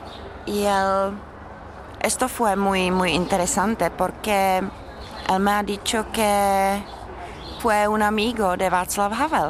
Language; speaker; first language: Spanish; non-native, learner; Czech